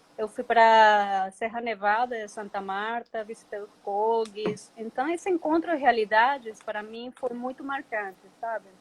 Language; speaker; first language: Portuguese; non-native, fluent; Spanish